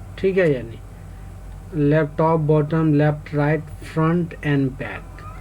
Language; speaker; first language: Hindi; native; Hindi